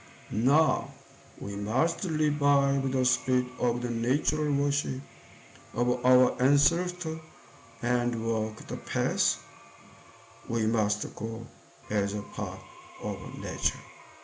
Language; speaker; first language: English; non-native, learner; Korean